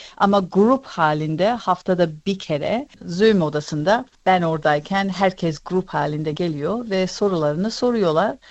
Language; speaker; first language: Turkish; early bilingual, heritage; Turkish